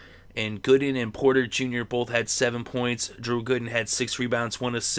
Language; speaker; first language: English; native; English